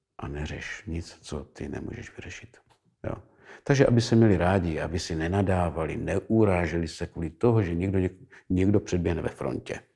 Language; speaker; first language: Czech; native; Czech